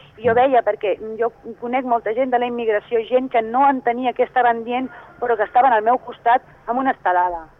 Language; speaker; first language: Catalan; native; Catalan